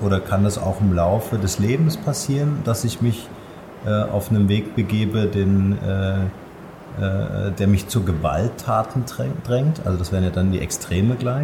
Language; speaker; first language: German; native; German